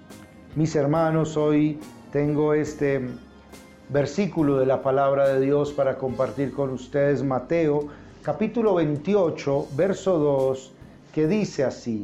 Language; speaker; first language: Spanish; native; Spanish